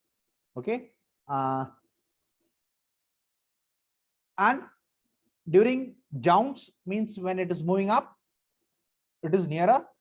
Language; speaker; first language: English; non-native, local second language; Marathi